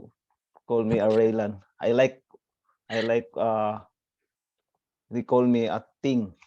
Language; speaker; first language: English; non-native, learner; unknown